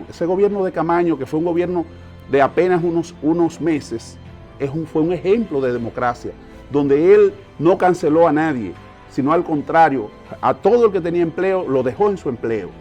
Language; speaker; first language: Spanish; native; Spanish